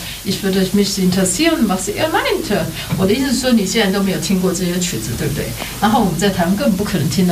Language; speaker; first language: German; non-native, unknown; Chinese